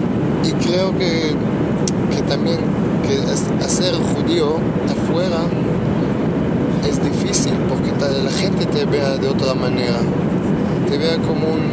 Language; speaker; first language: Spanish; early bilingual, heritage; Hebrew